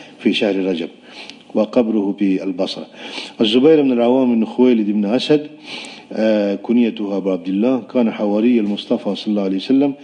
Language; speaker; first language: Arabic; non-native, local second language; Pashto